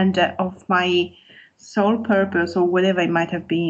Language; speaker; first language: English; non-native, fluent; Italian